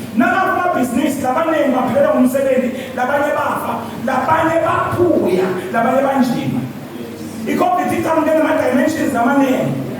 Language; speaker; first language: Zulu; non-native, local second language; Swati